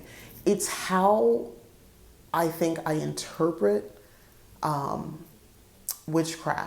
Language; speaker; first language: English; native; English